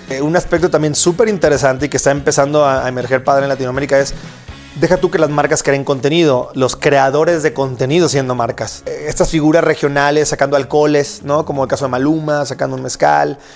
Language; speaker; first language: Spanish; native; Spanish